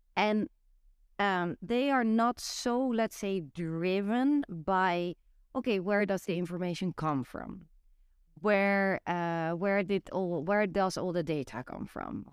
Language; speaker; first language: English; non-native, fluent; Dutch